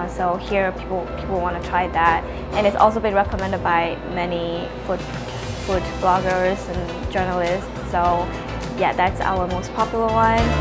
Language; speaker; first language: English; non-native, fluent; Burmese